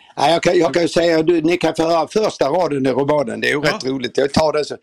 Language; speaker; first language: Swedish; native; Swedish